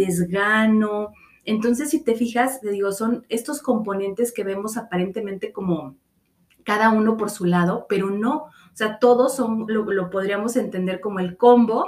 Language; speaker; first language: Spanish; native; Spanish